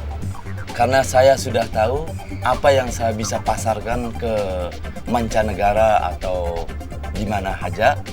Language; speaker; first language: Indonesian; non-native, local second language; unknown